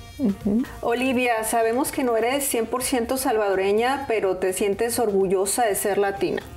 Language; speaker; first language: Spanish; native; Spanish